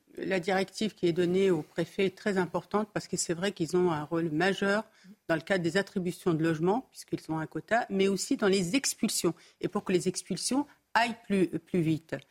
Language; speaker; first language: French; early bilingual, other home language; Arabic